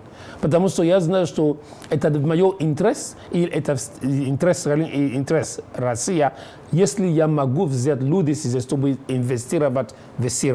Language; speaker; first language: Russian; non-native, learner; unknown